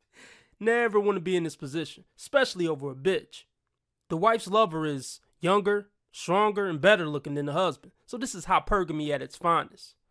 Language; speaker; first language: English; native; English